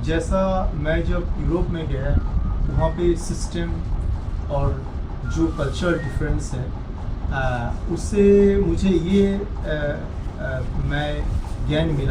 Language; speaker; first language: Hindi; non-native, local second language; Bangla